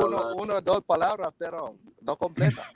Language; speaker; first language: Spanish; non-native, learner; Jamaican Creole English